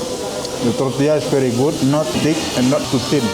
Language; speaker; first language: English; non-native, fluent; Indonesian